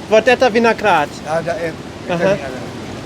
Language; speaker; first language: Russian; non-native, learner; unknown